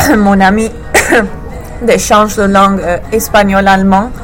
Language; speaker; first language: French; non-native, fluent; English